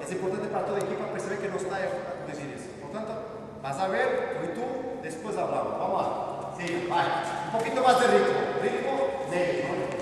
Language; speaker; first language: Spanish; non-native, learner; Portuguese